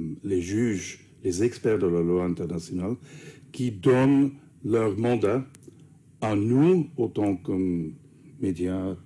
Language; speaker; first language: French; non-native, fluent; English